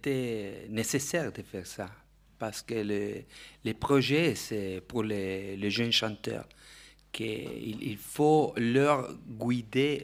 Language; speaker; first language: French; non-native, fluent; Italian